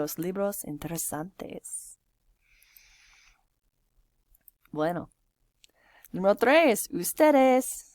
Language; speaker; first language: Spanish; non-native, fluent; English